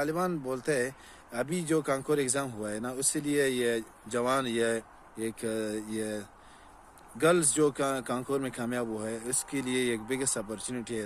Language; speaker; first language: Hindi; non-native, learner; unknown